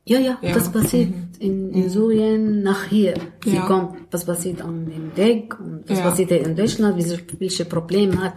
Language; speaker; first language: German; non-native, learner; Arabic